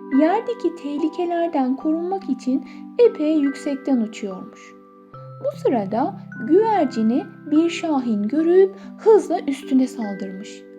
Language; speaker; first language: Turkish; native; Turkish